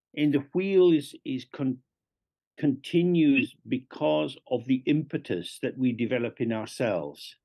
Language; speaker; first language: English; native; English